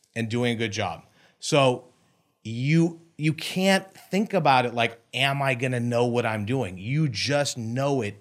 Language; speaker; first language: English; native; English